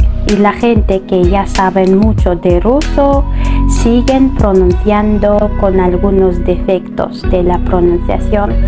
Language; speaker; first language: Spanish; non-native, fluent; Russian